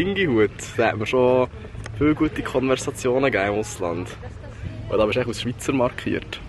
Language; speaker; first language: German; native; German